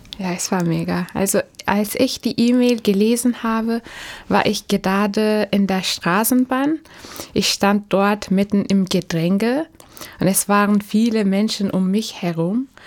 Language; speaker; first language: German; non-native, fluent; Turkish